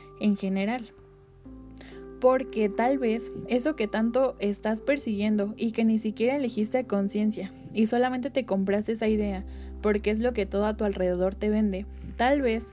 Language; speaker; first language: Spanish; native; Spanish